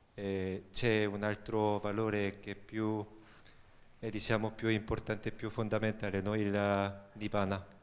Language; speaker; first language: Italian; non-native, fluent; Korean